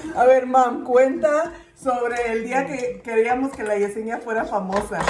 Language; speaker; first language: Spanish; early bilingual, other home language; English